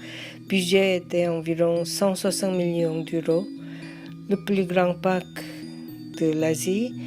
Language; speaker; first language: French; non-native, learner; Korean